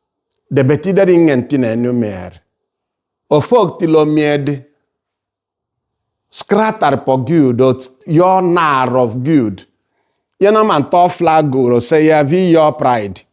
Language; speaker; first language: Swedish; non-native, fluent; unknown